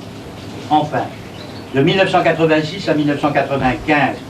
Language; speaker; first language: French; native; French